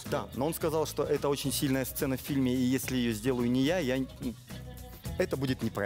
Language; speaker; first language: Russian; native; Russian